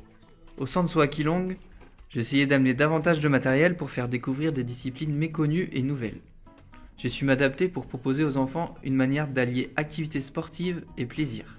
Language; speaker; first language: French; native; French